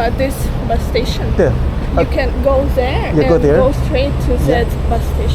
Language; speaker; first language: English; non-native, learner; Russian